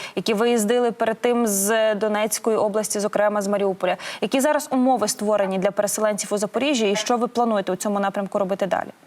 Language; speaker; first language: Ukrainian; native; Ukrainian